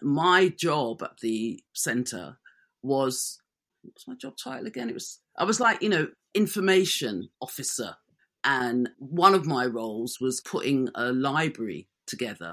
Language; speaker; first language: English; native; English